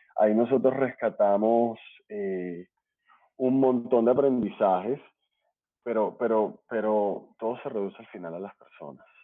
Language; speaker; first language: Spanish; native; Spanish